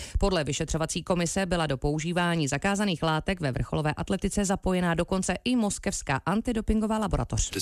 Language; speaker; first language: Czech; native; Czech